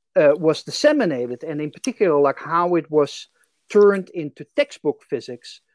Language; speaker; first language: English; non-native, fluent; Dutch